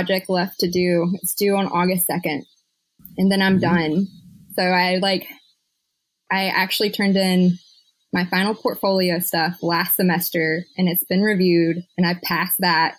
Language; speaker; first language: English; native; English